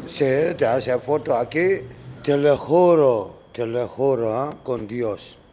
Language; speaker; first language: Spanish; non-native, learner; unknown